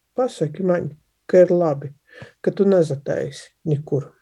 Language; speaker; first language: Latvian; non-native, local second language; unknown